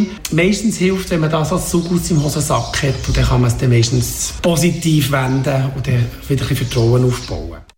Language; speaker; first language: German; native; German